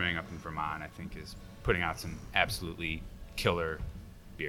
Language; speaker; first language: English; native; English